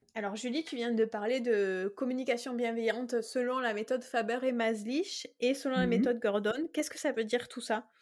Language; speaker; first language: French; native; French